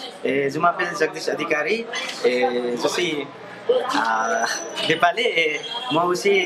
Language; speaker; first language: French; non-native, learner; Nepali